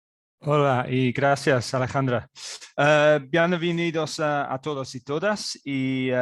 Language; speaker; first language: Spanish; non-native, learner; English